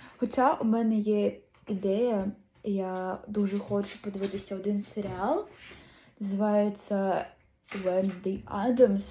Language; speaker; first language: Ukrainian; non-native, local second language; Russian